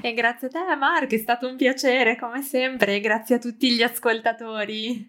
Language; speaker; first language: Italian; native; Italian